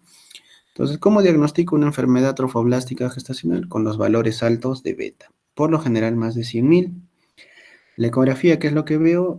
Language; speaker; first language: Spanish; native; Spanish